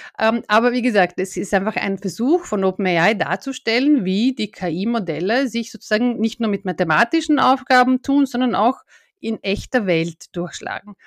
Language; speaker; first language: German; native; German